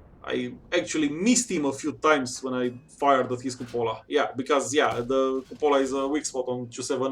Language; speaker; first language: English; non-native, fluent; Romanian